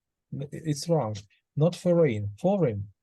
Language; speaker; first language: English; non-native, fluent; Russian